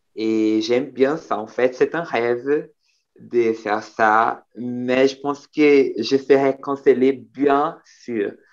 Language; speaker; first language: French; non-native, learner; Portuguese